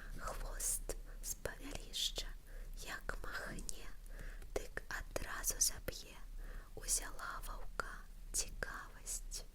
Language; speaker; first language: Belarusian; non-native, local second language; Russian